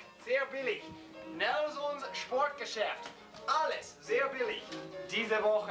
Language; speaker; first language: German; non-native, learner; English